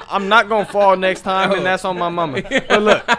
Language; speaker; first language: English; native; English